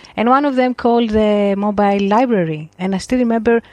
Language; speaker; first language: English; non-native, fluent; Greek